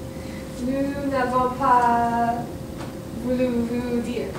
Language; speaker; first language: French; non-native, learner; English